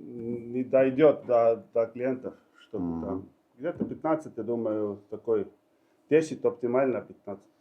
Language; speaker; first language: Russian; non-native, learner; Estonian